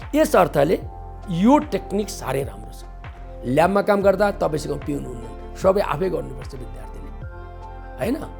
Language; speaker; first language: Nepali; native; Nepali